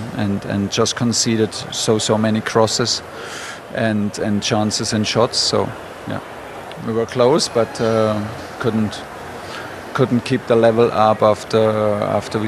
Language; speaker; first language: English; non-native, fluent; German